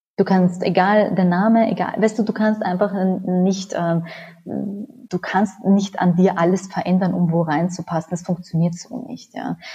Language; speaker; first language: German; native; German